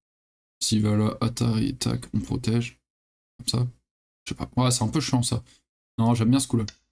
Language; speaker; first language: French; native; French